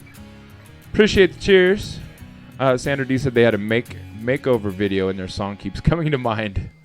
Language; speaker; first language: English; native; English